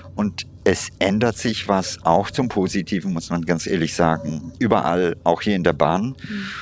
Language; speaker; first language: German; non-native, fluent; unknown